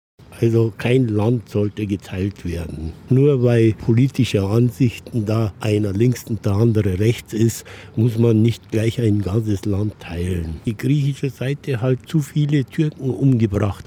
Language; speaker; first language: German; non-native, fluent; Turkish